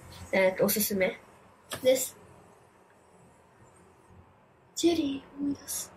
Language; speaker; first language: Japanese; early bilingual, heritage; Japanese